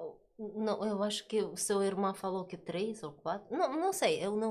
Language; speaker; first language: Portuguese; non-native, learner; Russian